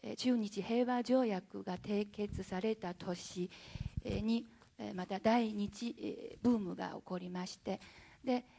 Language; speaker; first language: Japanese; non-native, fluent; Chinese